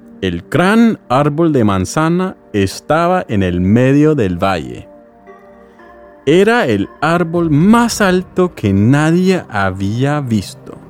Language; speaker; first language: Spanish; non-native, fluent; English